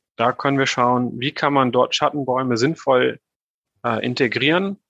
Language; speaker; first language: German; native; German